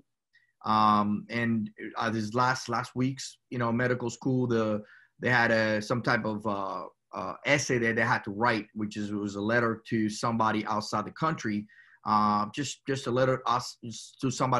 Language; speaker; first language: English; early bilingual, other home language; Spanish